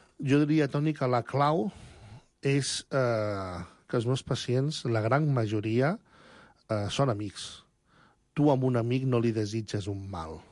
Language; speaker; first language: Catalan; early bilingual, other home language; Spanish